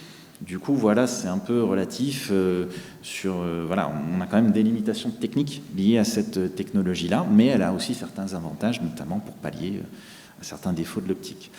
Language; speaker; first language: French; native; French